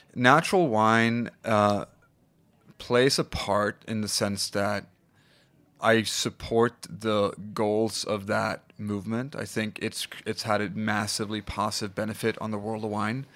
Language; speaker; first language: English; non-native, fluent; Swedish